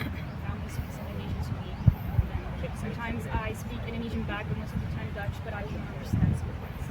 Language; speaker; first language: English; non-native, fluent; Dutch